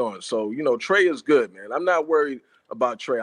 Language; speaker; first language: English; native; English